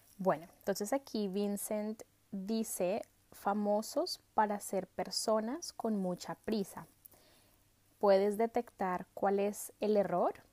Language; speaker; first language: Spanish; native; Spanish